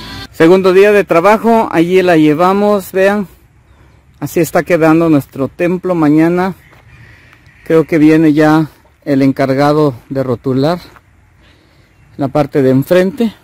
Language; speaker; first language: Spanish; native; Spanish